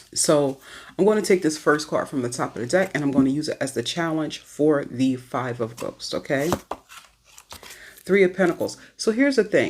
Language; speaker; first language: English; native; English